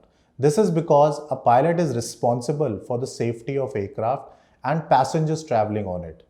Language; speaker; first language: English; non-native, local second language; Hindi